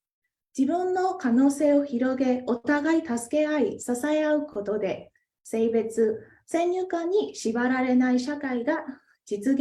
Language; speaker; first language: Japanese; non-native, fluent; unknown